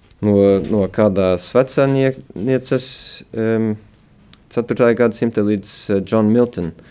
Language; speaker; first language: Latvian; early bilingual, heritage; Latvian